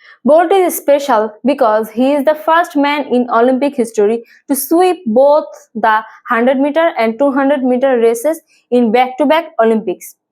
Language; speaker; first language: English; non-native, local second language; Bangla